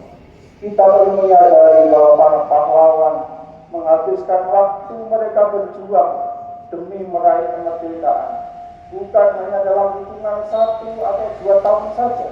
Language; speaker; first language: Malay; non-native, local second language; Javanese